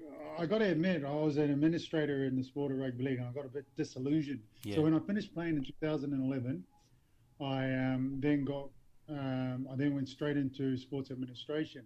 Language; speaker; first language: English; native; English